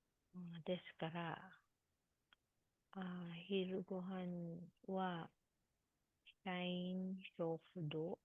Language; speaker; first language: Japanese; non-native, learner; Filipino